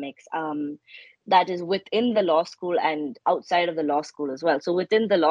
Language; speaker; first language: English; non-native, local second language; Malayalam